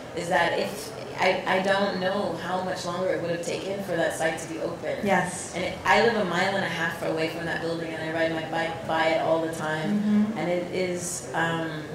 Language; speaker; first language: English; native; English